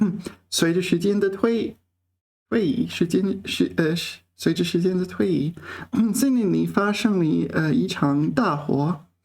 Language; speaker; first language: Chinese; non-native, learner; English